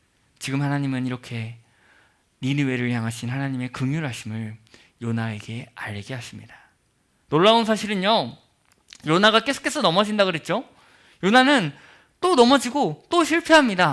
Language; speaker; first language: Korean; native; Korean